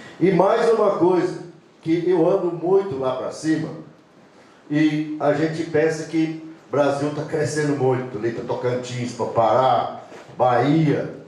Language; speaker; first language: Portuguese; non-native, fluent; English